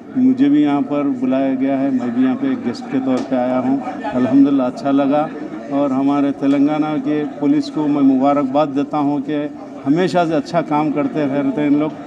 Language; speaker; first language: Hindi; non-native, local second language; Urdu